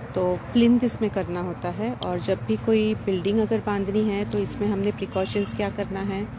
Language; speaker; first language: Hindi; non-native, local second language; Marathi